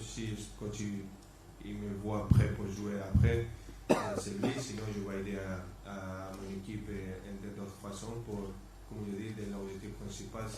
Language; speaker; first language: French; non-native, fluent; Spanish